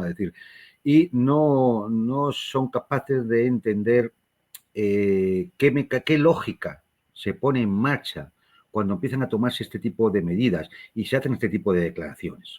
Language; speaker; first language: Spanish; native; Spanish